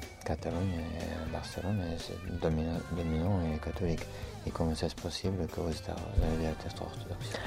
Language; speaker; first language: French; non-native, learner; Serbian